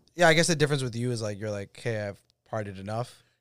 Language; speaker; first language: English; native; English